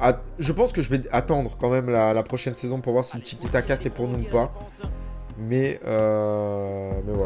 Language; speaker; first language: French; native; French